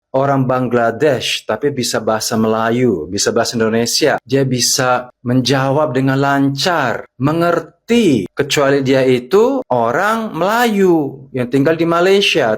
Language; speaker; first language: Indonesian; native; Indonesian